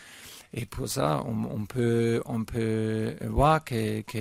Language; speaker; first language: French; non-native, fluent; German